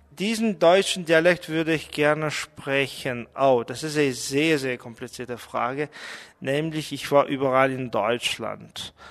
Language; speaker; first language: German; non-native, fluent; Mongolian